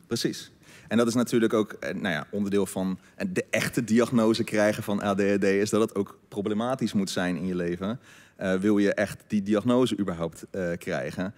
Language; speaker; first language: Dutch; native; Dutch